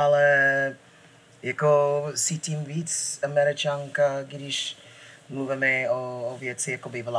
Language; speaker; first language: Czech; non-native, fluent; English